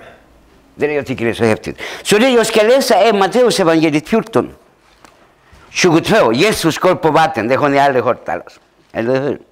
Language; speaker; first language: Swedish; early bilingual, other home language; Spanish